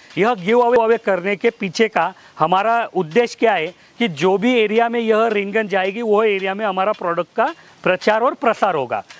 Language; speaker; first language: Hindi; non-native, local second language; Marathi